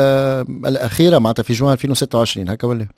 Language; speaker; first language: Arabic; native; Arabic